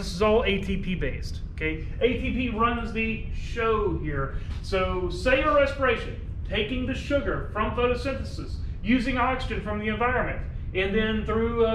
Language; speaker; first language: English; native; English